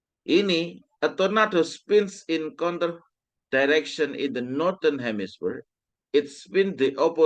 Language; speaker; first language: English; non-native, fluent; Indonesian